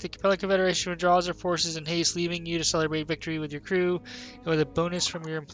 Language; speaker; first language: English; native; English